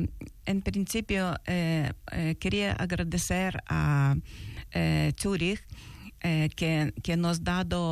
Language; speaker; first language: Spanish; non-native, learner; Ukrainian